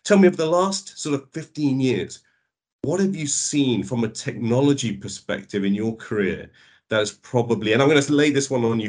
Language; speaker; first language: English; native; English